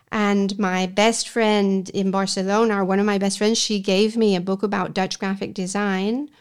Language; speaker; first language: English; non-native, fluent; Spanish